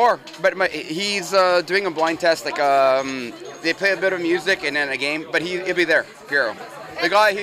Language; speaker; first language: English; non-native, fluent; French